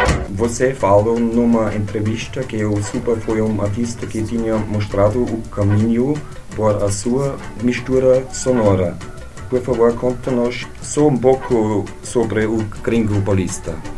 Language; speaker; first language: Portuguese; non-native, learner; German